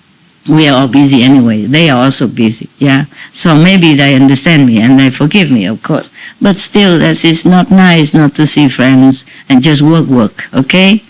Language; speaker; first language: English; non-native, fluent; Vietnamese